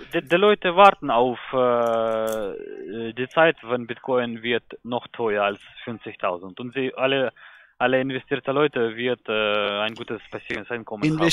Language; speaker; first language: German; non-native, learner; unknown